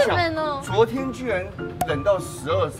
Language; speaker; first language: Chinese; native; Chinese